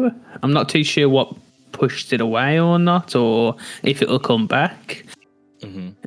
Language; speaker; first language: English; native; English